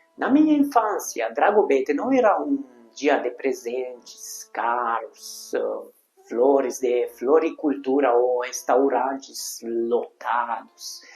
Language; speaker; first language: Portuguese; non-native, fluent; Hungarian